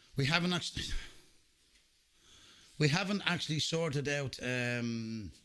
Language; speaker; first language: English; native; English